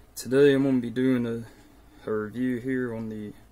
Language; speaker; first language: English; native; English